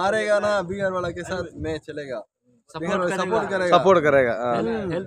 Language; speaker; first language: Hindi; non-native, learner; Tamil